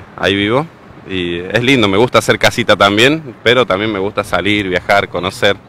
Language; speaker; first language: Spanish; native; Spanish